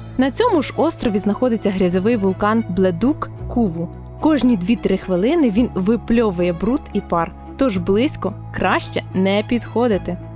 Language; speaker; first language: Ukrainian; native; Ukrainian